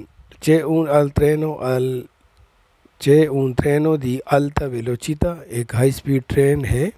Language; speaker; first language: Italian; non-native, learner; Urdu